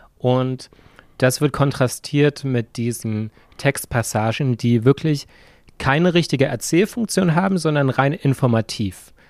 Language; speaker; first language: German; native; German